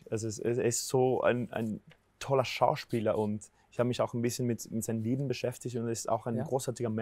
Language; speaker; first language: German; non-native, fluent; Spanish